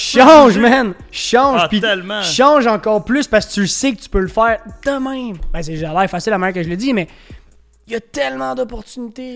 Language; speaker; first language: French; native; French